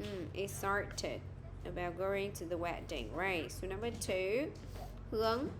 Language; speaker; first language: English; non-native, fluent; Vietnamese